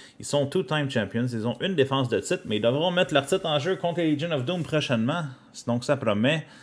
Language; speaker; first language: French; native; French